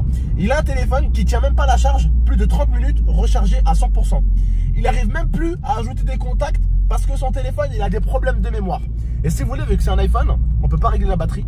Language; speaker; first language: French; native; French